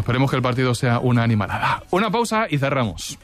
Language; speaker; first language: Spanish; native; Spanish